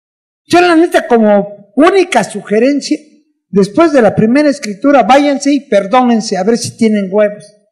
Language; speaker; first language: Spanish; native; Spanish